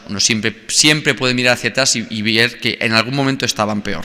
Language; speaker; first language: Spanish; native; Spanish